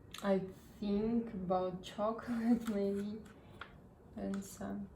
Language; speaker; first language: English; non-native, learner; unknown